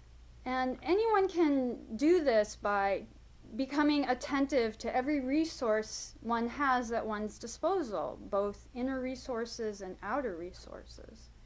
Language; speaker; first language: English; native; English